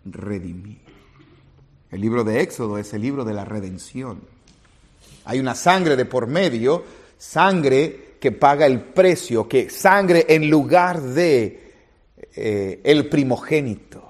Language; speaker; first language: Spanish; native; Spanish